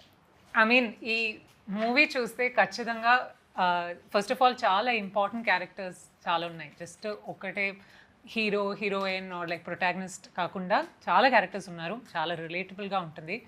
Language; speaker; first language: Telugu; non-native, fluent; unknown